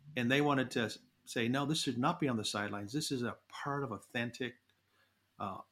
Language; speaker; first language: English; native; English